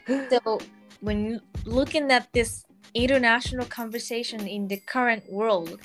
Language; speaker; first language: English; non-native, fluent; Japanese